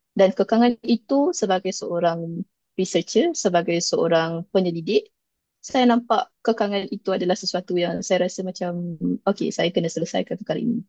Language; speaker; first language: Malay; native; Malay